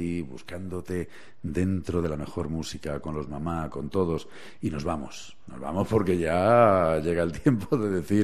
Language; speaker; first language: Spanish; native; Spanish